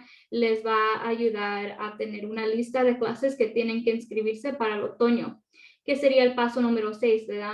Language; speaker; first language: Spanish; early bilingual, other home language; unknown